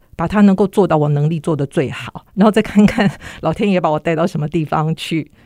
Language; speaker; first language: Chinese; native; Chinese